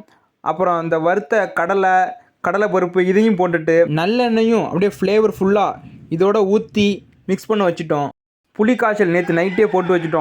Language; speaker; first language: Tamil; native; Tamil